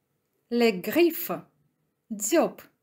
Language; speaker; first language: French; non-native, fluent; Ukrainian